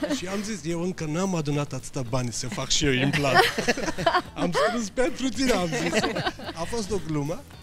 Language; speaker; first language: Romanian; non-native, fluent; Turkish